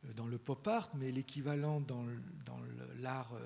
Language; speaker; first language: French; early bilingual, heritage; Spanish